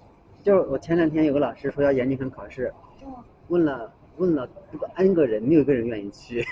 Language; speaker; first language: Chinese; native; Chinese